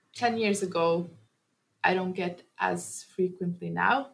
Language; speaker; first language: English; early bilingual, heritage; Norwegian